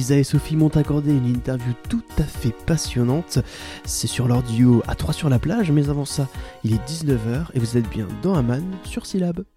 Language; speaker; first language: French; native; French